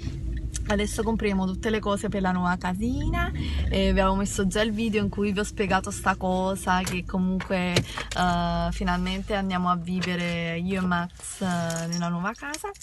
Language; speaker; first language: Italian; native; Italian